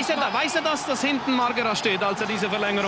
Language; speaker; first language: German; native; German